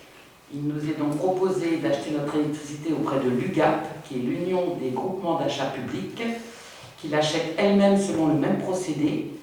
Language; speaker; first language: French; native; French